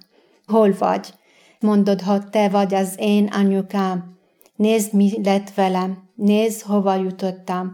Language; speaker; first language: Hungarian; non-native, fluent; Arabic